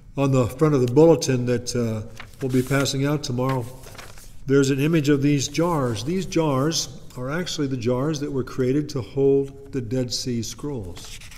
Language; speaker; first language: English; native; English